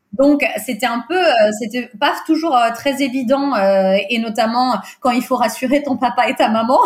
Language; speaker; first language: French; early bilingual, other home language; Portuguese